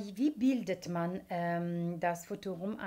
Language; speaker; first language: German; non-native, fluent; Ukrainian